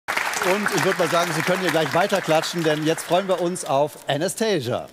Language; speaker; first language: German; native; German